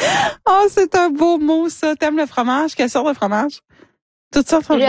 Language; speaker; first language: French; native; French